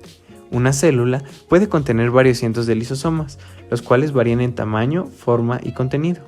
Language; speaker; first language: Spanish; native; Spanish